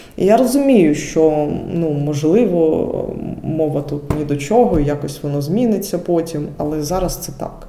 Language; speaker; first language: Ukrainian; non-native, local second language; Russian